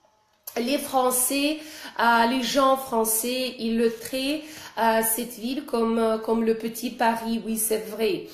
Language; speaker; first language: French; non-native, fluent; Russian